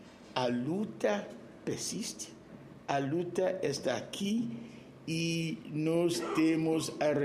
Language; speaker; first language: Portuguese; non-native, fluent; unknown